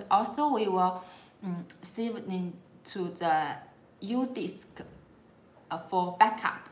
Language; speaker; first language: English; non-native, learner; Chinese